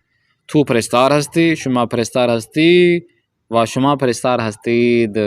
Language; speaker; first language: Persian; non-native, fluent; Urdu